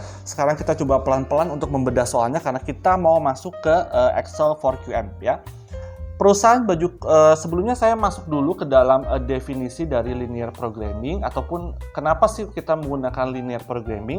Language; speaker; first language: Indonesian; native; Indonesian